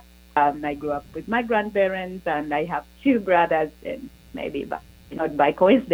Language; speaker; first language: English; non-native, local second language; Ganda